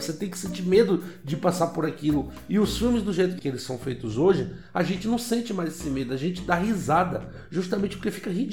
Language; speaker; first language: Portuguese; native; Portuguese